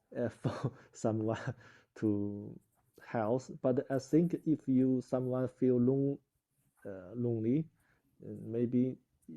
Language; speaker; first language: English; non-native, learner; Chinese